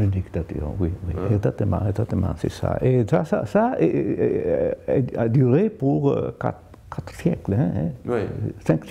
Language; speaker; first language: French; non-native, fluent; Italian